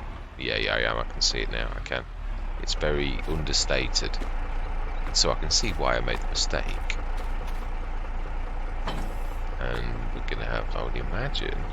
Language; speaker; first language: English; native; English